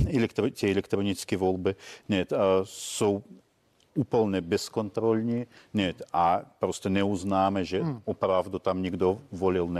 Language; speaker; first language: Czech; non-native, fluent; Russian